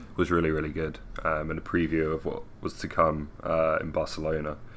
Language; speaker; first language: English; native; English